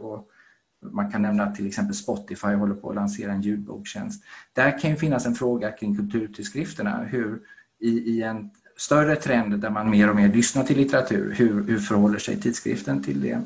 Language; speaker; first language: Swedish; native; Swedish